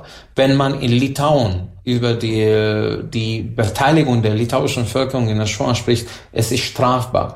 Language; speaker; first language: German; non-native, fluent; Hungarian